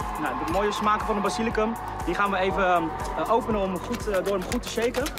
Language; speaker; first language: Dutch; native; Dutch